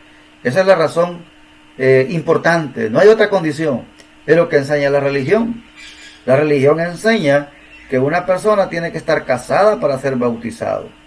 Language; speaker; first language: Spanish; native; Spanish